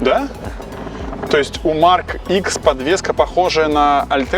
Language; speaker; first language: Russian; native; Russian